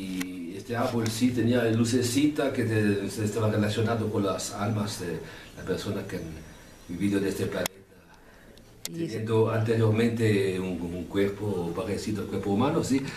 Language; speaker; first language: Spanish; non-native, fluent; Italian